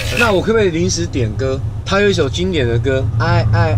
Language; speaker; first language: Chinese; native; Chinese